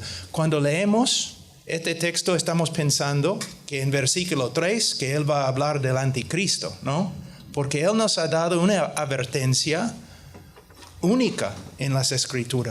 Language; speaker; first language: Spanish; non-native, fluent; English